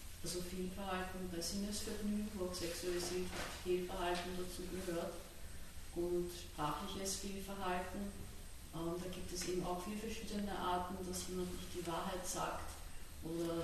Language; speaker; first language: German; native; German